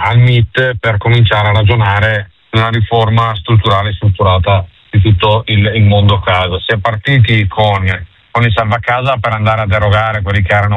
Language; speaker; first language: Italian; native; Italian